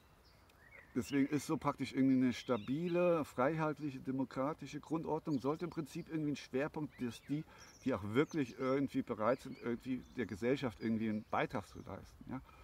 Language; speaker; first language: German; native; German